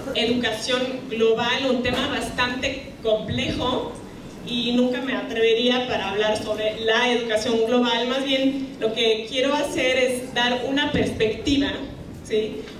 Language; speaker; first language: Spanish; non-native, fluent; German